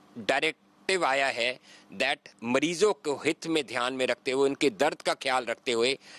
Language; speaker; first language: Hindi; native; Hindi